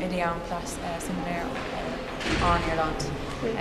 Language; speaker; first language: French; non-native, learner; English